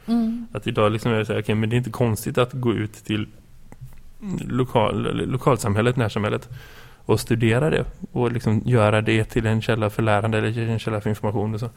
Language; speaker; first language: Swedish; native; Swedish